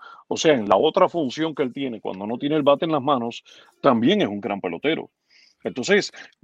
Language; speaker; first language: Spanish; native; Spanish